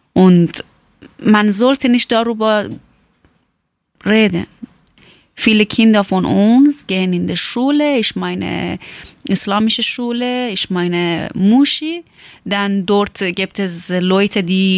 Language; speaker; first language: German; non-native, learner; Persian